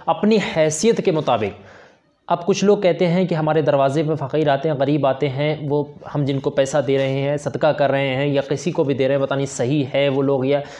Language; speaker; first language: Urdu; native; Urdu